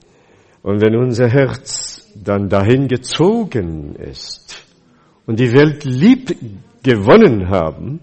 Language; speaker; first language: German; non-native, fluent; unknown